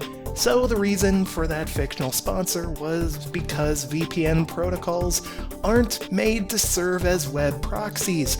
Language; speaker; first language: English; native; English